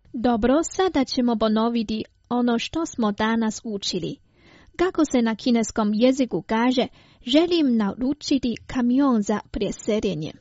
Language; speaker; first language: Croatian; non-native, fluent; Chinese